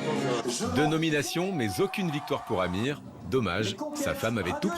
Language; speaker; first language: French; native; French